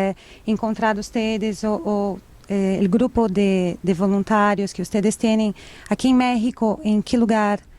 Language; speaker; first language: Spanish; non-native, fluent; Portuguese